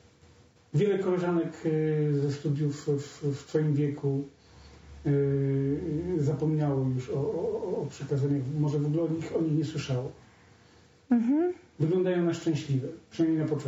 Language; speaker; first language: Polish; native; Polish